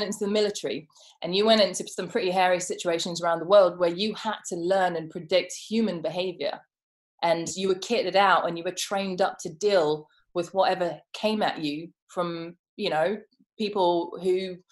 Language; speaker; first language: English; native; English